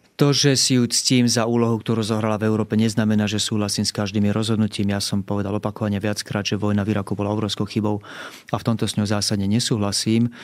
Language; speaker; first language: Slovak; native; Slovak